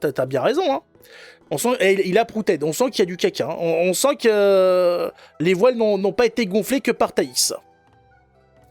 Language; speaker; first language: French; native; French